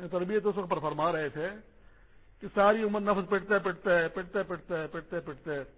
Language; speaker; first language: Urdu; non-native, local second language; Pashto